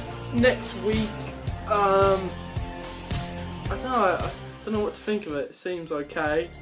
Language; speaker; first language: English; native; English